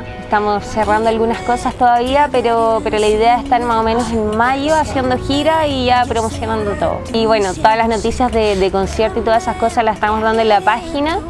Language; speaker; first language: Spanish; native; Spanish